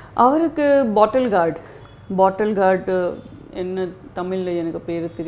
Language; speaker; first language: Tamil; non-native, fluent; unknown